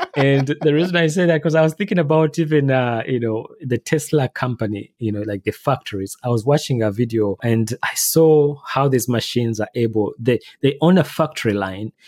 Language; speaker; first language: English; non-native, local second language; Ganda